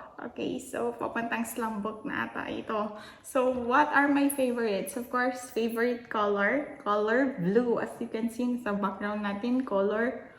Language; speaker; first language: Filipino; non-native, local second language; Iloko